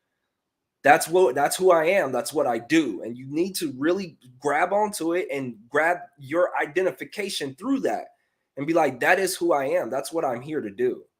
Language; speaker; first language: English; native; English